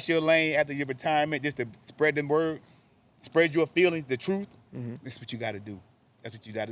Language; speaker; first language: English; native; English